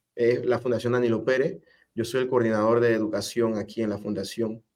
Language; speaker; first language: Spanish; native; Spanish